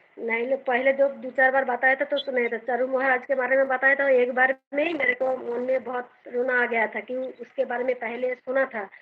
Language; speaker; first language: Hindi; non-native, local second language; Bangla